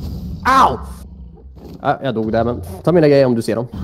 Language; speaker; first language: Swedish; native; Swedish